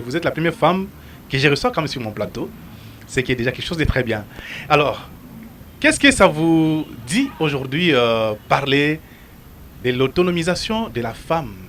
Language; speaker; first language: French; non-native, local second language; Lingala